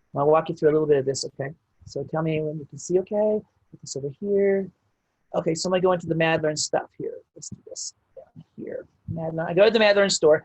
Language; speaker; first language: English; native; English